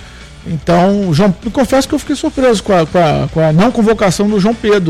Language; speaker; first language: Portuguese; native; Portuguese